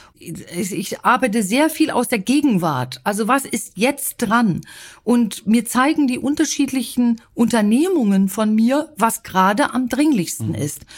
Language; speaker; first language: German; native; German